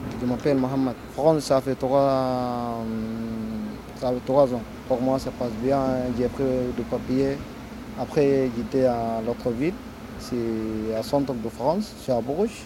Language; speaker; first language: French; non-native, learner; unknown